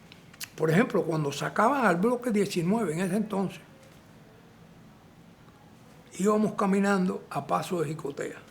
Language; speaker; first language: Spanish; native; Spanish